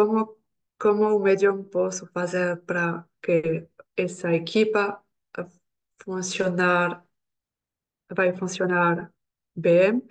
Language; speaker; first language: Portuguese; non-native, learner; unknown